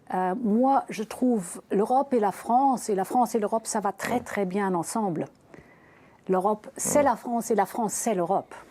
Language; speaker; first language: French; non-native, fluent; German